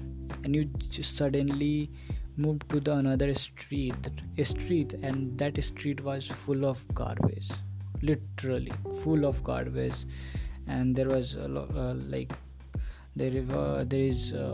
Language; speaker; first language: English; non-native, local second language; Hindi